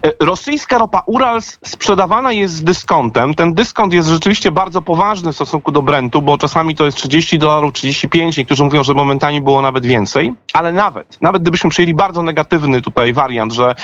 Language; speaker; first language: Polish; native; Polish